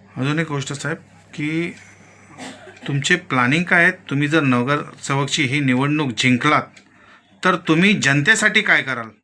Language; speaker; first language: Marathi; native; Marathi